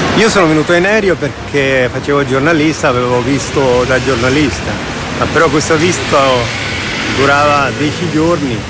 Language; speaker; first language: Italian; non-native, fluent; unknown